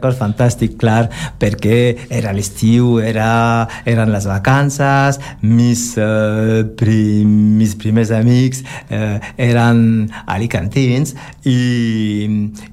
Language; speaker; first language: Catalan; non-native, learner; French